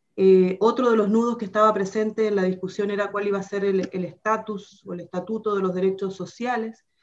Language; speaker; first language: Spanish; native; Spanish